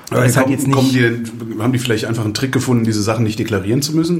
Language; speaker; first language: German; native; German